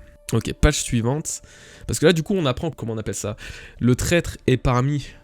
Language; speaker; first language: French; native; French